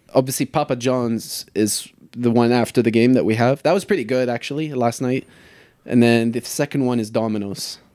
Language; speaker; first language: English; native; English